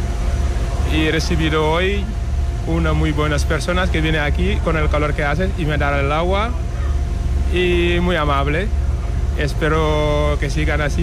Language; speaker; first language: Spanish; non-native, learner; Wolof